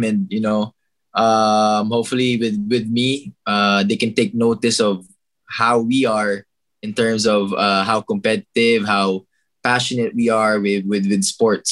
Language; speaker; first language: English; non-native, local second language; Filipino